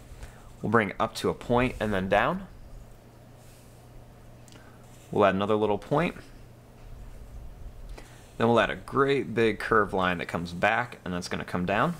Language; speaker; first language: English; native; English